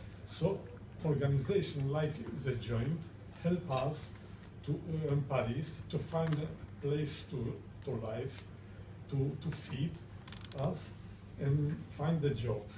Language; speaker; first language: English; non-native, learner; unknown